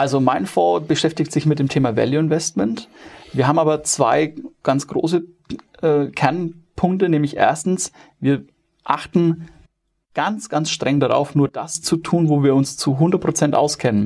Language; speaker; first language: German; native; German